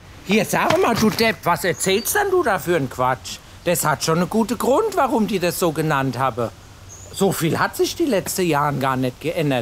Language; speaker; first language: German; native; German